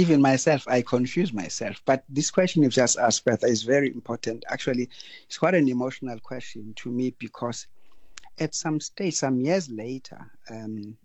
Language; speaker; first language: English; non-native, local second language; Zulu